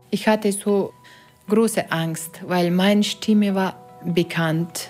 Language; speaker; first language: German; non-native, learner; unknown